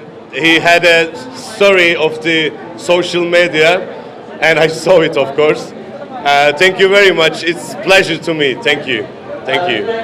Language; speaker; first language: English; non-native, learner; Turkish